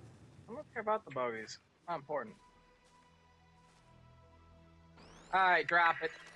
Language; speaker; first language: English; native; English